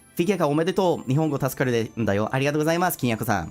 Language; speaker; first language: Japanese; non-native, learner; English